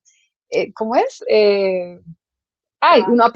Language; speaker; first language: Spanish; native; Spanish